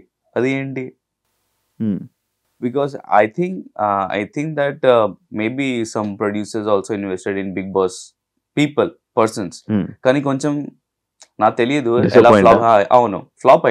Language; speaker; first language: Telugu; non-native, learner; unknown